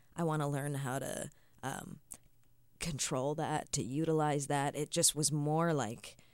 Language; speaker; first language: English; native; English